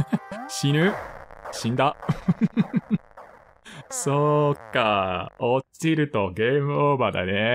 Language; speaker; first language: Japanese; non-native, fluent; English